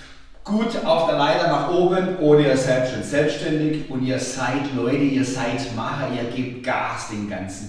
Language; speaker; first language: German; native; German